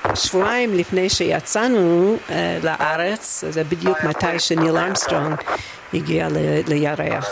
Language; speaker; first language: Hebrew; non-native, fluent; English